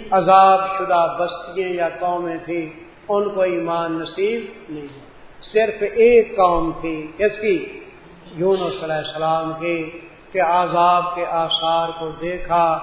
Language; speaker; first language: Urdu; non-native, local second language; Punjabi